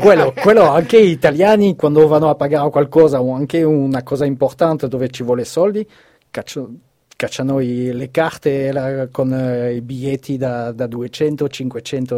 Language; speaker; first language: Italian; non-native, fluent; French